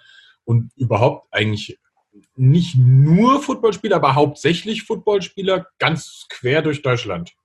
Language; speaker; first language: German; native; German